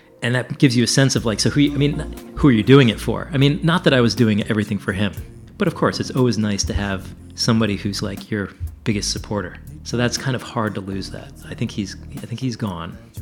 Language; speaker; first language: English; native; English